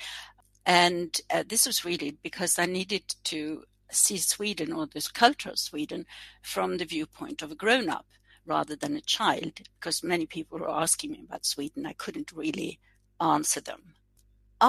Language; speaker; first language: English; non-native, fluent; Swedish